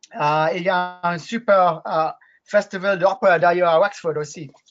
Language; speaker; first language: French; non-native, learner; English